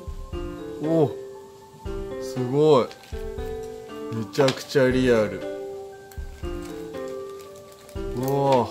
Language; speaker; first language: Japanese; native; Japanese